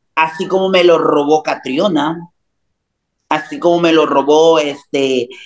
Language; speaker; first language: Spanish; native; Spanish